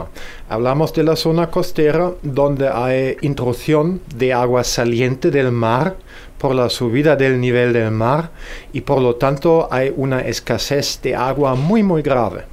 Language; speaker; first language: Spanish; non-native, fluent; German